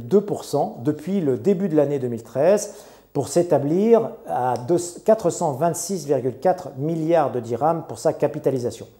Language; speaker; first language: French; non-native, local second language; Arabic